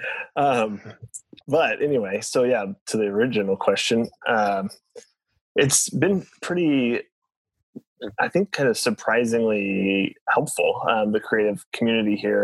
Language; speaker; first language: English; native; English